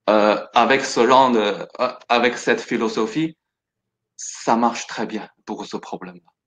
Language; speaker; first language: French; non-native, fluent; Chinese